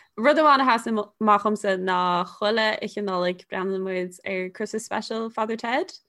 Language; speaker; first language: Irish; non-native, local second language; English